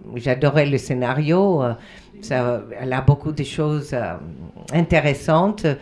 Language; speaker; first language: French; non-native, fluent; Spanish